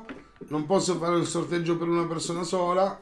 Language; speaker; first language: Italian; native; Italian